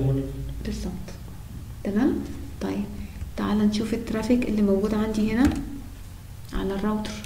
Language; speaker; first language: Arabic; native; Arabic